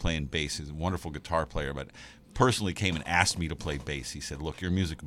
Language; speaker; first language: English; native; English